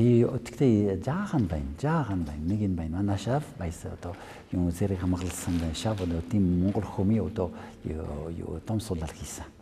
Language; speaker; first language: Mongolian; non-native, fluent; French